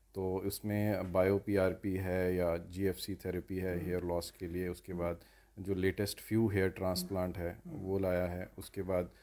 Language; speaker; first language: Hindi; native; Hindi